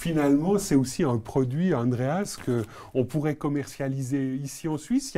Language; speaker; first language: French; native; French